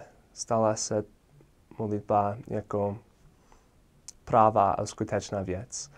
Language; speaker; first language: Czech; non-native, fluent; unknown